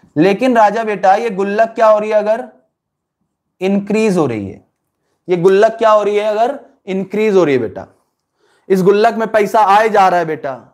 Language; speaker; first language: Hindi; native; Hindi